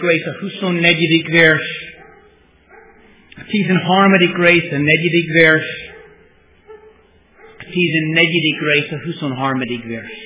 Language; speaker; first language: Hungarian; non-native, fluent; English